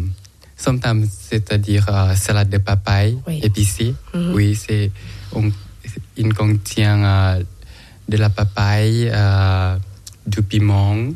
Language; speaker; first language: French; non-native, learner; Thai